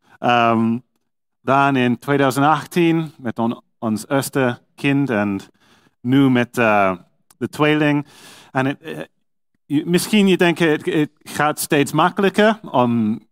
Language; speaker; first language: Dutch; non-native, learner; English